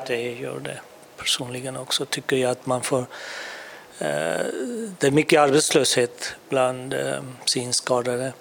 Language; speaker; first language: Swedish; non-native, fluent; Urdu